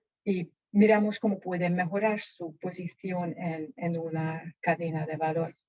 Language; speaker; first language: Spanish; non-native, fluent; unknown